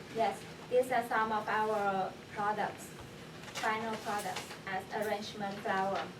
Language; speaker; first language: English; non-native, fluent; Vietnamese